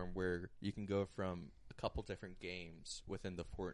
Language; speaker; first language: English; native; English